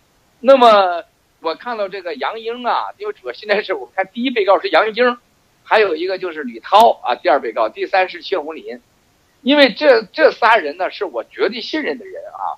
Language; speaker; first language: Chinese; native; Chinese